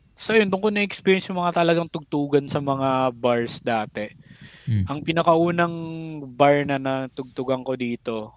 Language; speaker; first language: Filipino; non-native, local second language; Cebuano